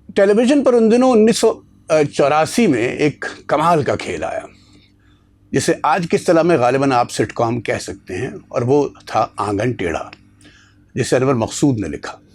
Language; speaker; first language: Urdu; native; Urdu